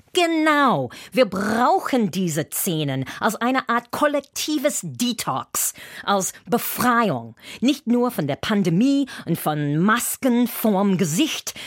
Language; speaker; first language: German; non-native, fluent; English